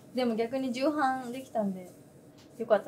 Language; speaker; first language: Japanese; native; Japanese